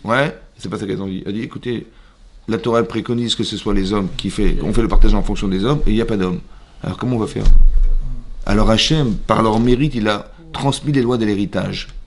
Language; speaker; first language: French; native; French